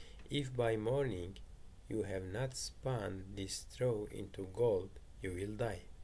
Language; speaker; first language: English; non-native, fluent; Turkish